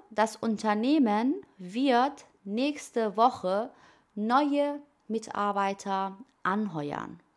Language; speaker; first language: German; non-native, fluent; Persian